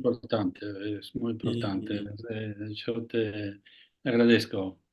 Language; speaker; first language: Spanish; non-native, fluent; Italian